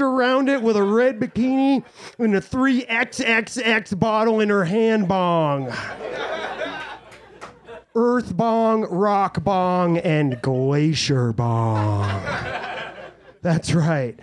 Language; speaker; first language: English; native; English